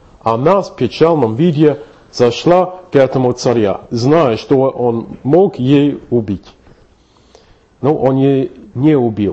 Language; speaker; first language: Russian; non-native, fluent; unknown